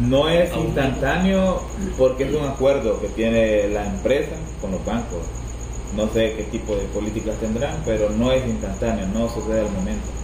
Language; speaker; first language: Spanish; native; Spanish